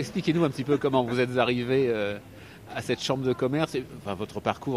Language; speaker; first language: French; native; French